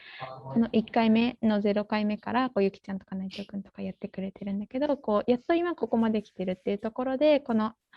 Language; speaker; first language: Japanese; native; Japanese